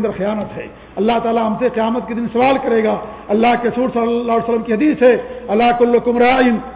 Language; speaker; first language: Urdu; native; Urdu